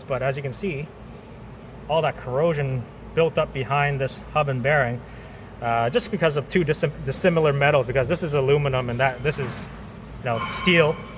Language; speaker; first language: English; native; English